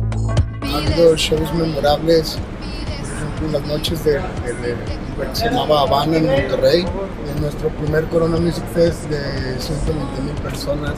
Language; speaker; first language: Spanish; native; Spanish